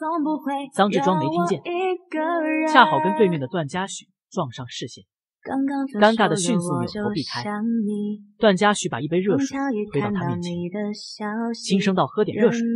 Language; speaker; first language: Chinese; native; Chinese